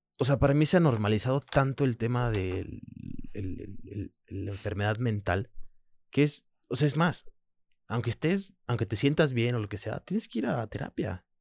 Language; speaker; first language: Spanish; early bilingual, other home language; French